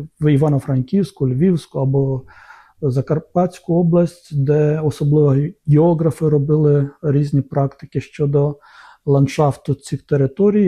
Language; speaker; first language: Ukrainian; non-native, local second language; Romanian